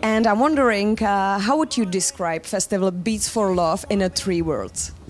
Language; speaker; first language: English; non-native, fluent; Czech